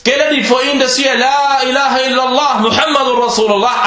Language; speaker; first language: Danish; early bilingual, other home language; Arabic